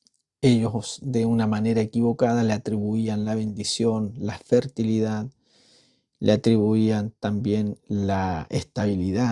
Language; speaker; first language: Spanish; native; Spanish